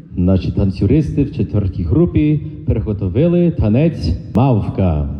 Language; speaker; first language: Ukrainian; early bilingual, other home language; English